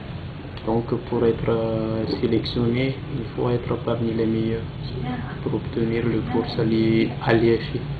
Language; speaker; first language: French; non-native, local second language; Malagasy